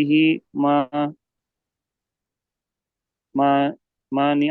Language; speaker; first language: Arabic; non-native, learner; Indonesian